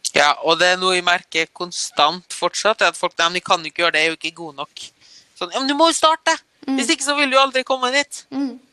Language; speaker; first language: Norwegian; early bilingual, other home language; German